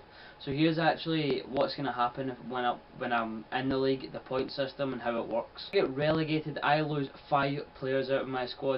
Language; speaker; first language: English; native; English